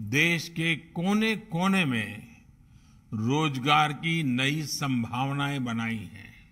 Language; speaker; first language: Hindi; non-native, local second language; Gujarati